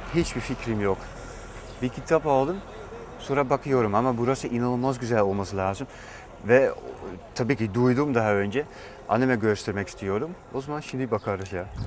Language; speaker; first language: Turkish; non-native, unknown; Dutch